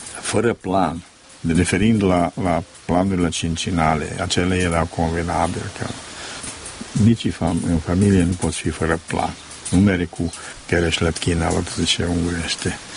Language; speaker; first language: Romanian; native; Romanian